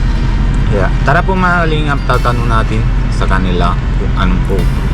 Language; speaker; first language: Filipino; non-native, learner; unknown